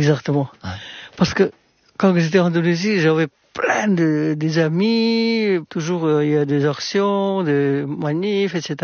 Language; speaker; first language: French; non-native, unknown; Indonesian